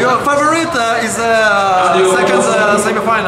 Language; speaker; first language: English; non-native, learner; Russian